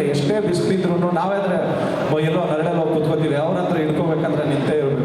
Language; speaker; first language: Kannada; native; Kannada